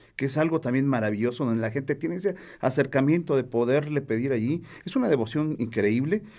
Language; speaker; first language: Spanish; native; Spanish